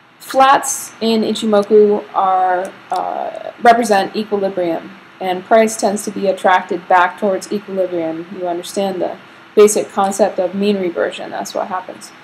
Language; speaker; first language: English; native; English